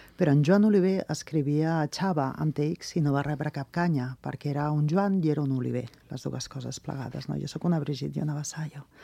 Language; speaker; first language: Catalan; non-native, local second language; Spanish